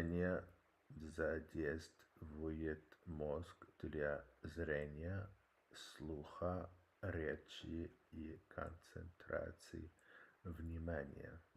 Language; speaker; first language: Russian; non-native, learner; English